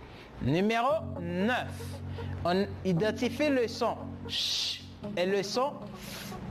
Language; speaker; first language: French; non-native, fluent; Spanish